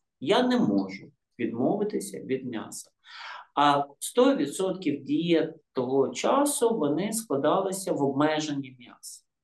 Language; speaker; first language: Ukrainian; non-native, local second language; Russian